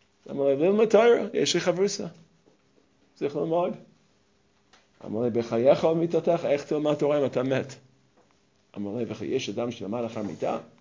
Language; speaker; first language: Hebrew; non-native, fluent; English